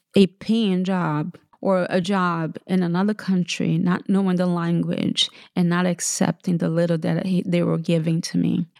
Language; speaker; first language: English; early bilingual, other home language; Portuguese